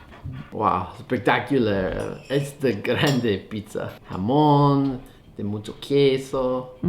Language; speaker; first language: Spanish; non-native, learner; English